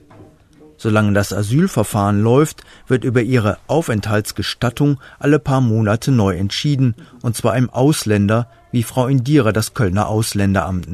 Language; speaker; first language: German; native; German